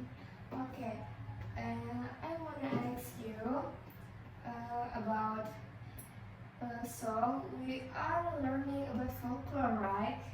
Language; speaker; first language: English; non-native, learner; Indonesian